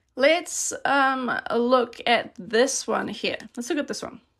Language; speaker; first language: English; native; English